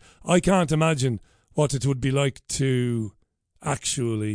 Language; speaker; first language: English; non-native, local second language; Irish